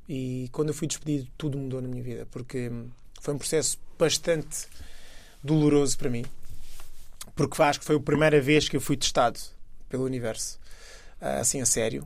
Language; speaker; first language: Portuguese; early bilingual, other home language; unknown